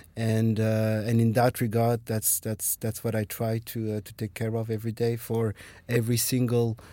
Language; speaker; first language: English; non-native, fluent; French